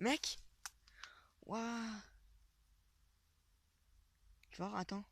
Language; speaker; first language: French; native; French